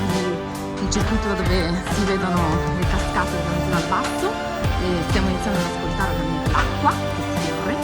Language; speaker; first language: Italian; native; Italian